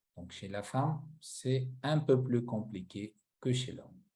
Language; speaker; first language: French; non-native, local second language; Arabic